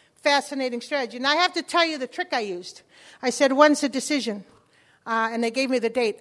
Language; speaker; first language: English; early bilingual, other home language; Spanish